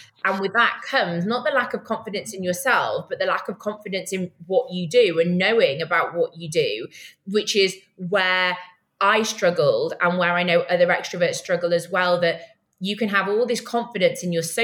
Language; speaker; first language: English; native; English